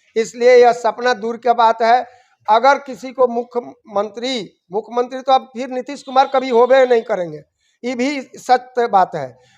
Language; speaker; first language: Hindi; native; Hindi